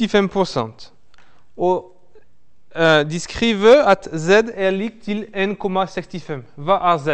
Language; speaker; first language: Norwegian; non-native, fluent; French